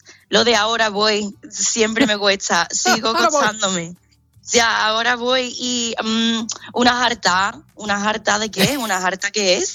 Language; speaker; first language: Spanish; non-native, fluent; English